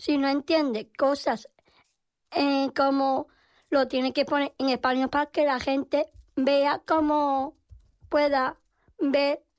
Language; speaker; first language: Spanish; native; Spanish